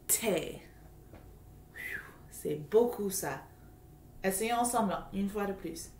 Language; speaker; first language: French; non-native, fluent; English